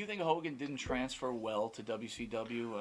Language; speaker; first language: English; native; English